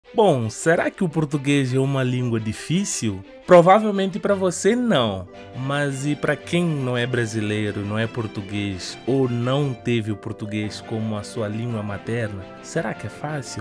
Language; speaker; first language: Portuguese; non-native, fluent; Upper Guinea Crioulo